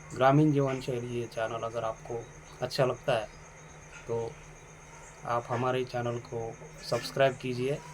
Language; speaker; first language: Hindi; non-native, local second language; Marathi